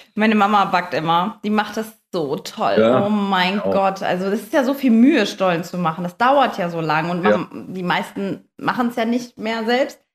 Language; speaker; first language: German; native; German